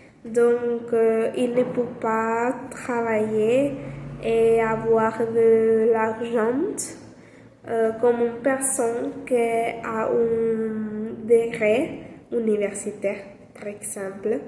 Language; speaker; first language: French; non-native, learner; Spanish